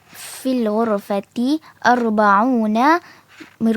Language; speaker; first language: Arabic; non-native, learner; Malay